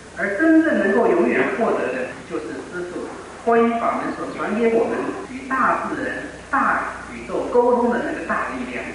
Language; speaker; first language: Chinese; native; Chinese